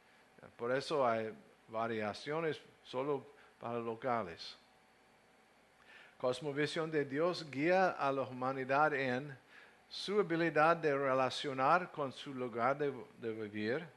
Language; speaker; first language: Spanish; non-native, learner; English